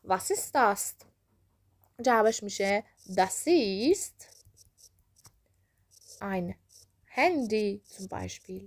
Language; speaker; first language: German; non-native, fluent; Persian